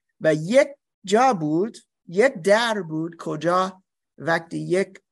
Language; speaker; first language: Persian; non-native, learner; English